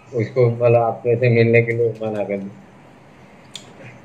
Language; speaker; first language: Hindi; non-native, local second language; Odia